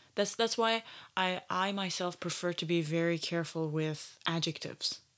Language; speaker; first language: English; native; English